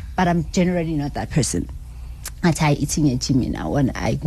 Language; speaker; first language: English; non-native, local second language; Zulu